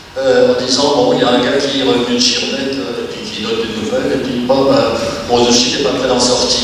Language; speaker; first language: French; native; French